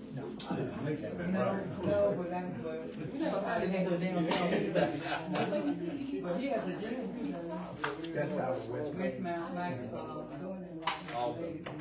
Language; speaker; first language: English; native; English